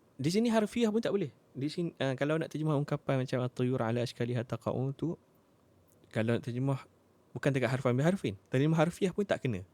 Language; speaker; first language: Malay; native; Malay